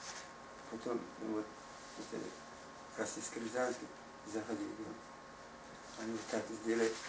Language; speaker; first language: Russian; non-native, learner; Tajik